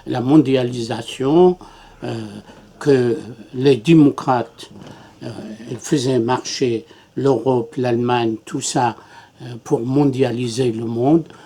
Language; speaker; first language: French; non-native, fluent; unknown